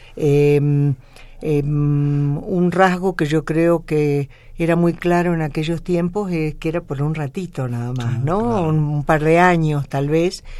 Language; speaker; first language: Spanish; native; Spanish